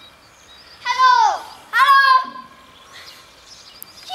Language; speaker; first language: German; non-native, learner; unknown